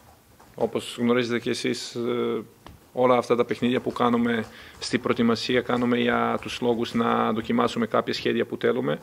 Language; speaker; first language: Greek; non-native, fluent; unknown